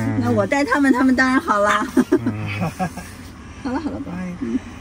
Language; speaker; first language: Chinese; native; Chinese